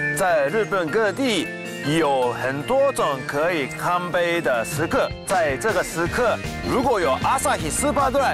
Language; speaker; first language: Chinese; non-native, fluent; Japanese